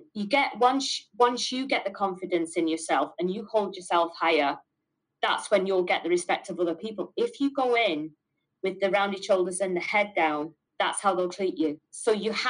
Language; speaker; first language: English; native; English